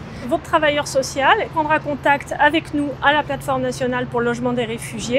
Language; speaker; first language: French; native; French